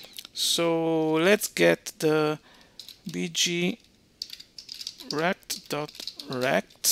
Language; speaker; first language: English; non-native, fluent; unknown